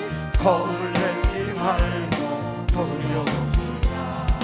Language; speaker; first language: Korean; native; Korean